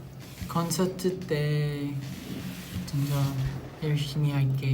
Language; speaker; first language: Korean; non-native, local second language; Filipino